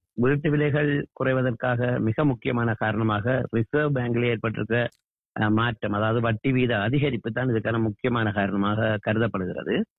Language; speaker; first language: Tamil; native; Tamil